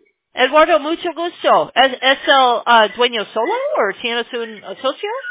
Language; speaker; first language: Spanish; non-native, learner; English